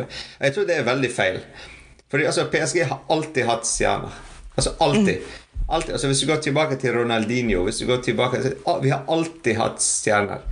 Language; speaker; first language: Norwegian; non-native, fluent; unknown